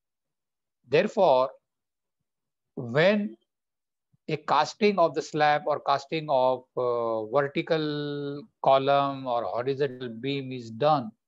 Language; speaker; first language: English; non-native, local second language; Bangla